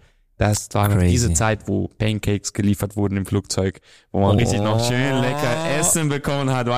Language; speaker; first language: German; non-native, fluent; Romanian